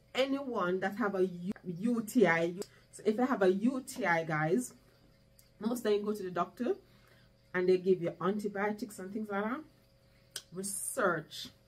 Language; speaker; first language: English; non-native, local second language; Jamaican Creole English